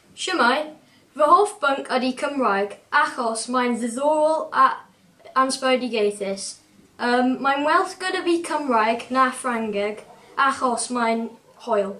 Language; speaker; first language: Welsh; non-native, local second language; English